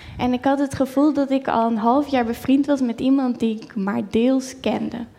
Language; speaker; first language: Dutch; native; Dutch